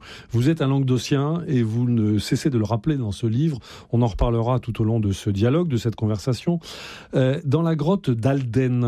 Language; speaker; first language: French; native; French